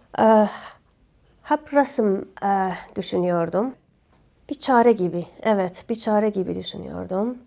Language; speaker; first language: Turkish; non-native, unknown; Kurdish